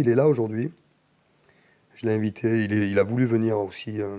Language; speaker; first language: French; native; French